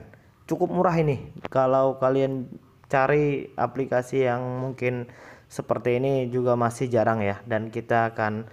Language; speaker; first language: Indonesian; native; Indonesian